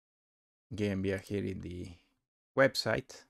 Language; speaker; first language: German; non-native, learner; Spanish